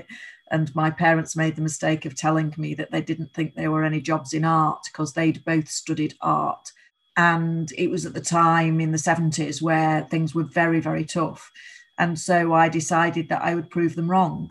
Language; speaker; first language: English; native; English